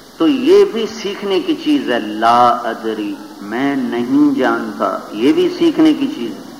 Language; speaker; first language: Urdu; native; Urdu